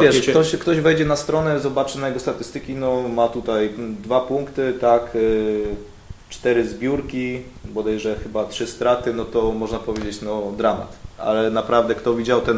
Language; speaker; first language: Polish; native; Polish